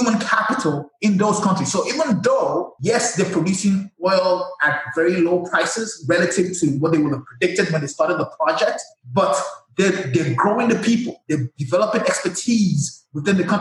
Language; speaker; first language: English; non-native, local second language; Yoruba